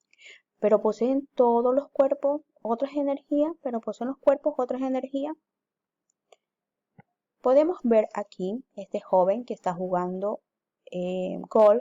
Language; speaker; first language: Spanish; native; Spanish